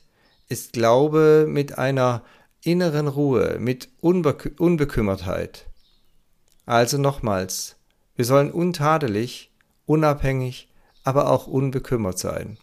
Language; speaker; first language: German; native; German